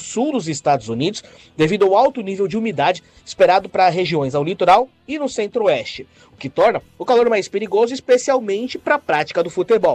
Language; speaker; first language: Portuguese; native; Portuguese